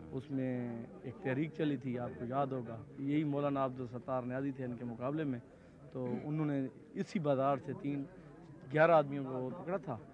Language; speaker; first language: Urdu; non-native, local second language; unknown